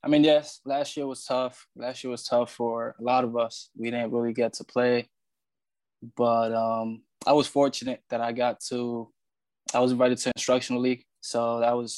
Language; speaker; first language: English; early bilingual, other home language; Spanish